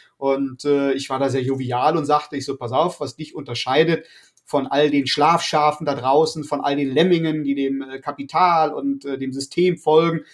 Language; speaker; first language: German; native; German